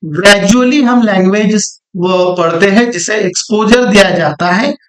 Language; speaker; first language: Hindi; non-native, local second language; Marathi